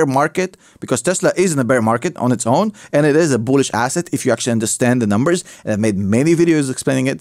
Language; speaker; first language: English; native; English